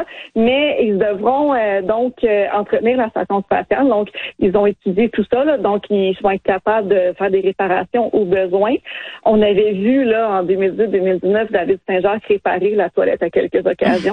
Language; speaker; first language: French; native; French